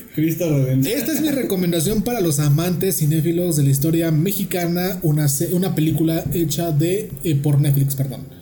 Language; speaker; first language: Spanish; native; Spanish